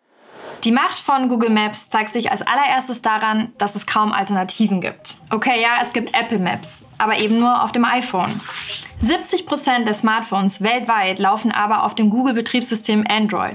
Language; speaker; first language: German; native; German